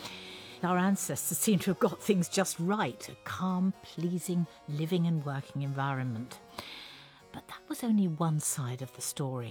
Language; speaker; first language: English; native; English